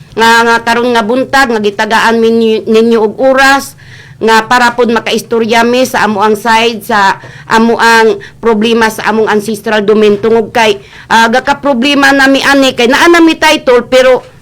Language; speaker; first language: Cebuano; non-native, local second language; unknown